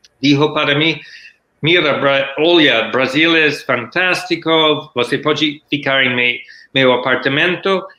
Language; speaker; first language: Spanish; non-native, learner; English